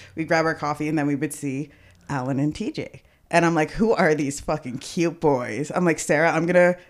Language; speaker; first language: English; native; English